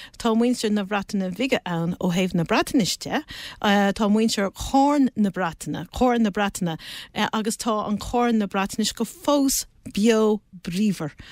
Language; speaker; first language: Irish; native; Irish